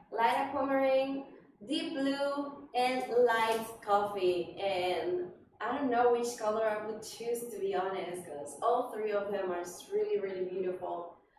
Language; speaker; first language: English; non-native, fluent; Spanish